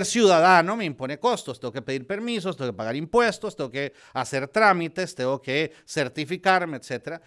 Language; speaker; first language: Spanish; native; Spanish